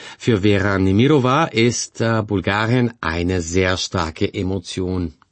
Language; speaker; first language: German; non-native, fluent; Bulgarian